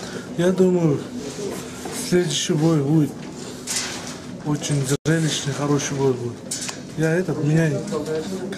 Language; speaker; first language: Russian; non-native, learner; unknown